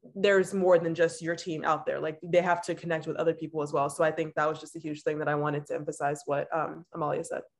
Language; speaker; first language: English; native; English